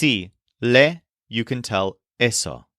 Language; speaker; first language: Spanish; non-native, fluent; English